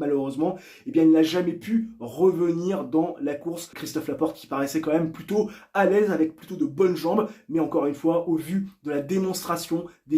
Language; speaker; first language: French; native; French